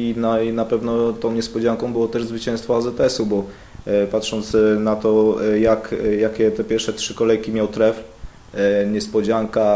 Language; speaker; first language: Polish; native; Polish